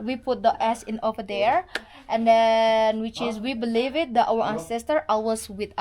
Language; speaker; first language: English; non-native, fluent; Indonesian